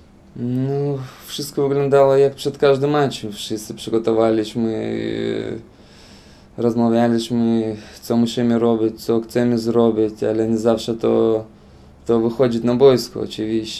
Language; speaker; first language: Polish; non-native, fluent; Lithuanian